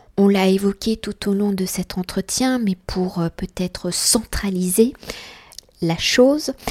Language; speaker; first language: French; native; French